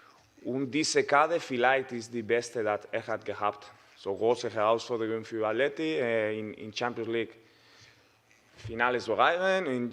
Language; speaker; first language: German; non-native, fluent; Spanish